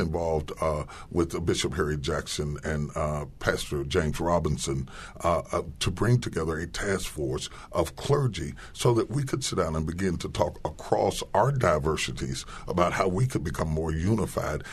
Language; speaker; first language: English; native; English